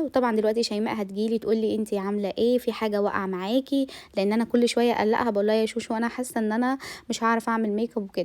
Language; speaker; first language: Arabic; native; Arabic